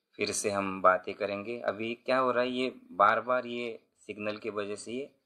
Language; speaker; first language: Hindi; non-native, local second language; Marathi